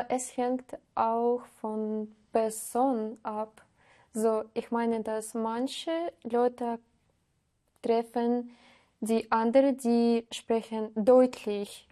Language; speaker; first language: German; non-native, learner; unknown